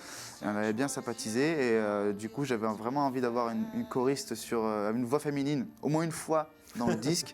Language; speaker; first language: French; native; French